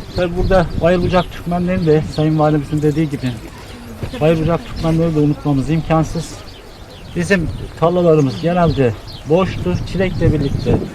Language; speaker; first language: Turkish; native; Turkish